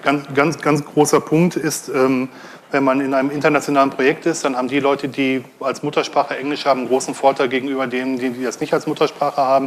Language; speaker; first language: German; native; German